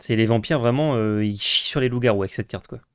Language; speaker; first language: French; native; French